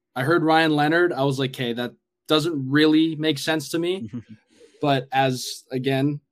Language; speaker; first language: English; native; English